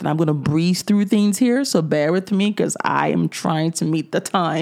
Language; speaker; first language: English; native; English